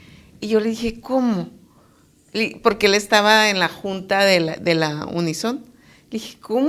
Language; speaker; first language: Spanish; native; Spanish